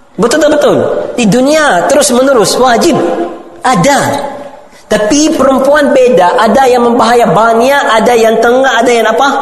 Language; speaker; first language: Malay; non-native, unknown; Arabic